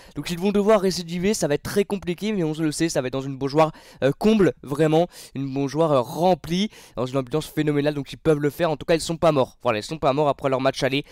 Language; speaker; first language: French; native; French